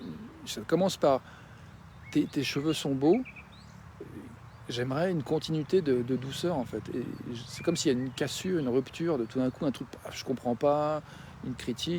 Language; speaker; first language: French; native; French